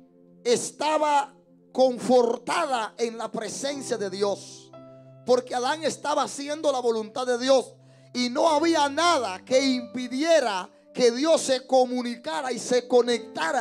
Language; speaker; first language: Spanish; native; Spanish